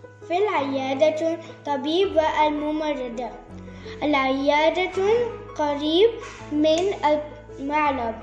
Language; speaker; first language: Arabic; non-native, learner; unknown